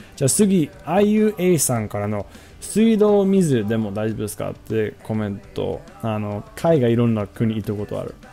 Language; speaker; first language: Japanese; non-native, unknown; English